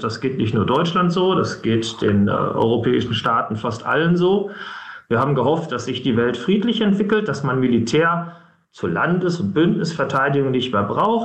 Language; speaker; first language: German; native; German